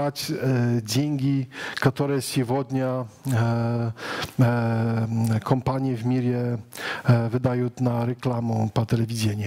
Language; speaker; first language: Russian; non-native, learner; Polish